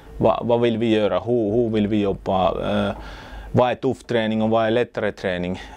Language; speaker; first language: Swedish; non-native, local second language; Finnish